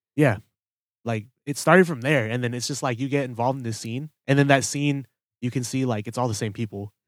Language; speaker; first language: English; early bilingual, other home language; Filipino